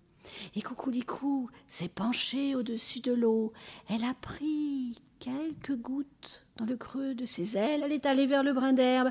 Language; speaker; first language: French; native; French